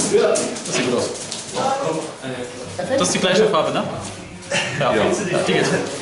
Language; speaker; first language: German; native; German